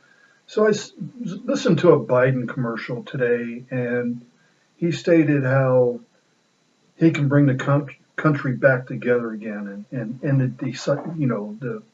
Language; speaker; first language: English; native; English